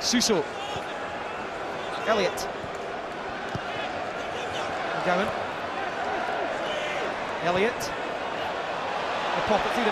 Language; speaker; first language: English; native; English